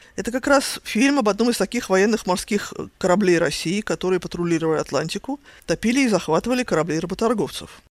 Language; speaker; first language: Russian; native; Russian